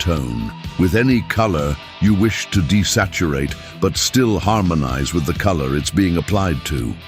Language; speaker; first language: English; native; English